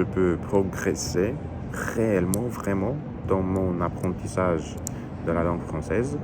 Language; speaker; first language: French; non-native, learner; Russian